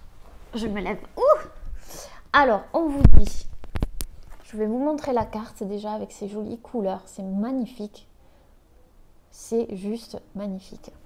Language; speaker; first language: French; native; French